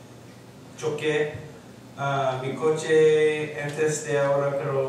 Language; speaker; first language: Spanish; non-native, learner; English